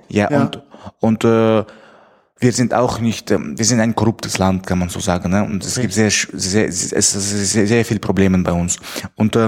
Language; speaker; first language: German; non-native, fluent; Tajik